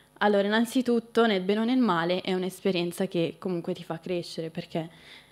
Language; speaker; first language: Italian; native; Italian